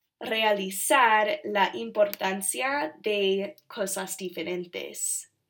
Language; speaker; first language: Spanish; non-native, learner; English